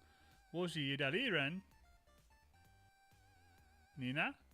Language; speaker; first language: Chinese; non-native, learner; English